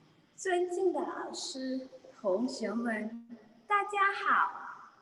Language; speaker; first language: Chinese; non-native, learner; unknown